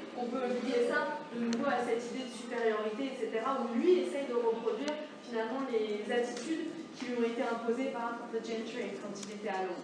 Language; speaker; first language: French; native; French